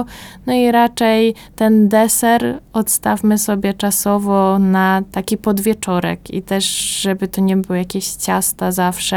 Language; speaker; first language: Polish; native; Polish